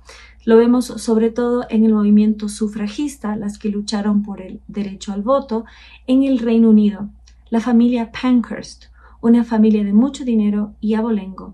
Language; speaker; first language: Spanish; native; Spanish